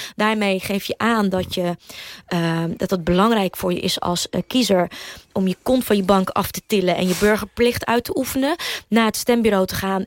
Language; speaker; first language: Dutch; early bilingual, other home language; Russian